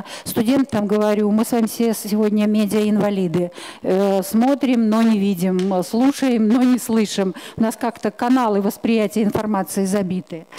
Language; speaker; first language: Russian; native; Russian